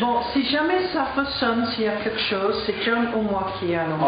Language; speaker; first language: French; non-native, fluent; English